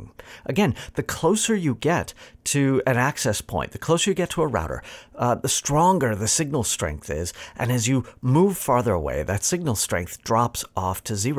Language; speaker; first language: English; native; English